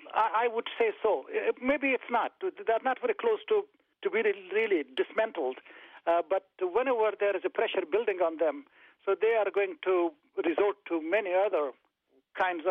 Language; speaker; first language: English; non-native, fluent; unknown